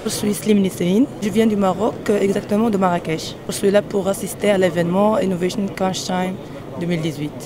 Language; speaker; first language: French; non-native, local second language; Arabic